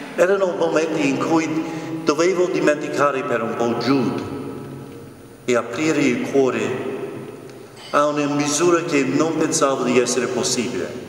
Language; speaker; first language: Italian; non-native, fluent; English